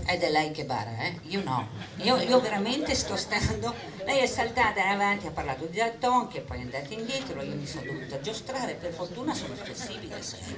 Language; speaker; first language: Italian; non-native, fluent; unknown